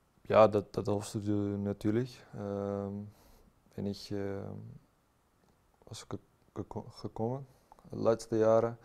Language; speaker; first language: German; non-native, learner; Dutch